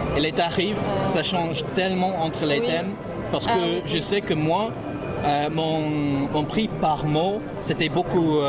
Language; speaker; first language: French; non-native, fluent; English